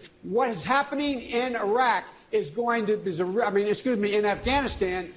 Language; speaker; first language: English; native; English